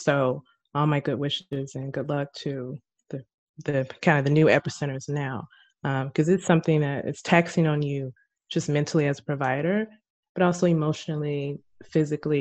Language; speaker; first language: English; native; English